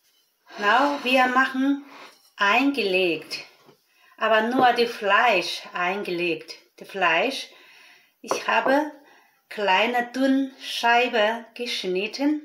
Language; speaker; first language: German; non-native, learner; Chinese